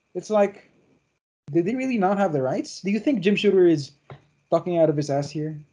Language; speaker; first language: English; non-native, local second language; Filipino